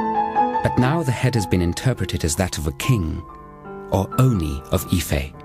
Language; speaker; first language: English; native; English